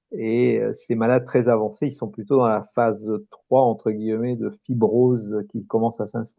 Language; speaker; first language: French; native; French